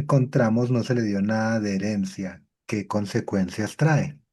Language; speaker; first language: Spanish; native; Spanish